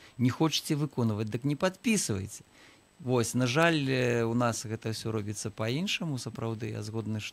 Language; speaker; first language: Belarusian; native; Belarusian